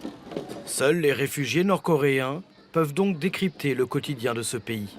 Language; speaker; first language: French; native; French